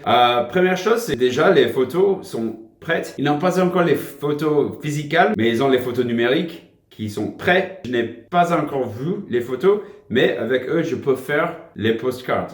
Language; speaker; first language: French; non-native, fluent; English